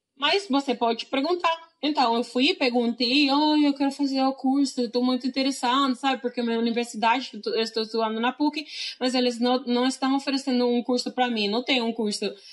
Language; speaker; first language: Portuguese; non-native, fluent; Spanish